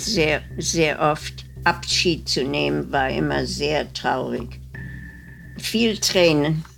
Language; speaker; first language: German; non-native, fluent; Dutch